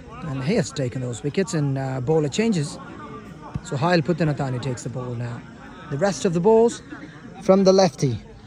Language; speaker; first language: English; non-native, local second language; Malayalam